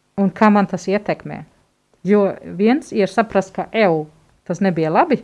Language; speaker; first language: Latvian; non-native, fluent; German